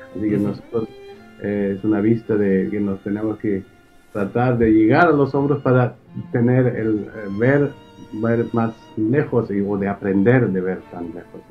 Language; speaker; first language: Spanish; early bilingual, heritage; German